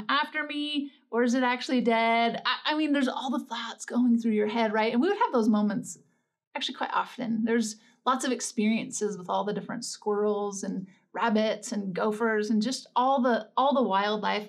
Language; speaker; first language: English; native; English